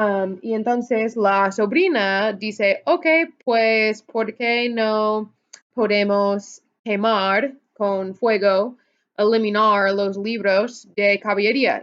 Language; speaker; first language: Spanish; non-native, fluent; English